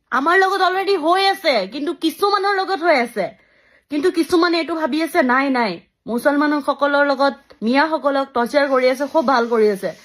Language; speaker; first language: Assamese; native; Assamese